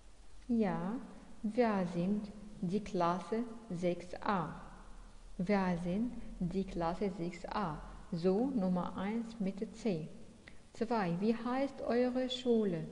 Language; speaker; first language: German; non-native, fluent; Arabic